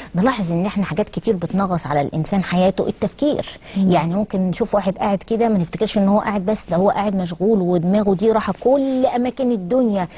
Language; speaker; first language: Egyptian Arabic; native; Egyptian Arabic